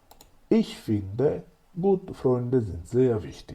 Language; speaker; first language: German; non-native, fluent; Macedonian